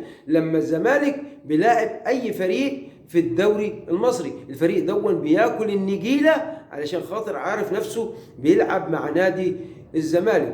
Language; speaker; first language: Arabic; native; Arabic